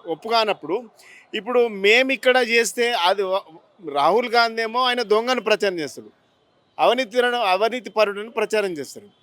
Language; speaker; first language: Telugu; native; Telugu